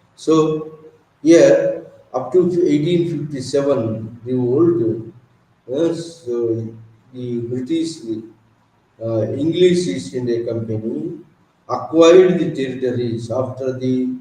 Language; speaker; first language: English; non-native, local second language; Telugu